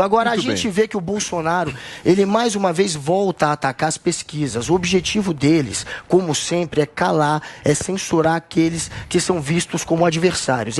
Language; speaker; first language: Portuguese; native; Portuguese